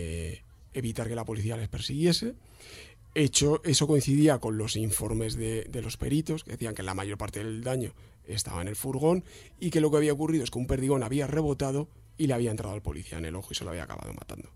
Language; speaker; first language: Spanish; native; Spanish